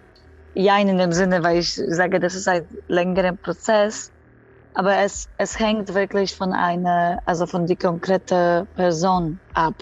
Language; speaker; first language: German; non-native, fluent; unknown